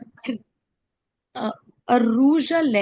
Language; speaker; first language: French; non-native, learner; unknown